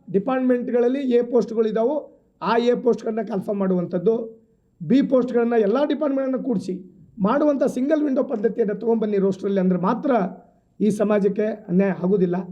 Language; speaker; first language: Kannada; non-native, local second language; Lambadi